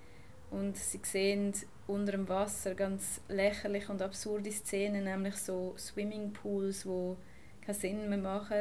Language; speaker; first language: German; native; German